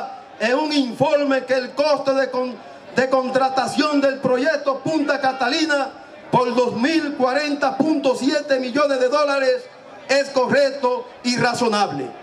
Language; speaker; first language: Spanish; native; Spanish